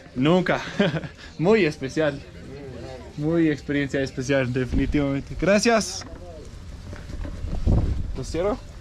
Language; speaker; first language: Spanish; non-native, learner; Danish